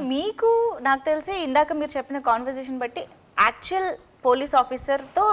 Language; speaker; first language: Telugu; native; Telugu